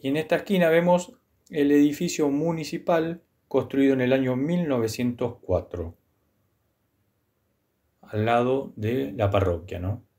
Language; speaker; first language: Spanish; native; Spanish